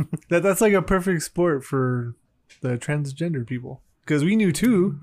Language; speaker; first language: English; early bilingual, other home language; Spanish